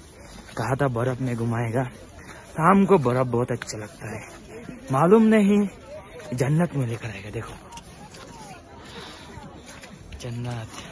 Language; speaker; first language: Hindi; non-native, learner; Bangla